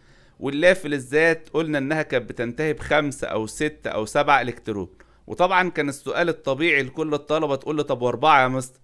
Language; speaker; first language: Arabic; native; Arabic